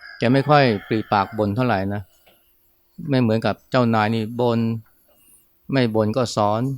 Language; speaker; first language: Thai; native; Thai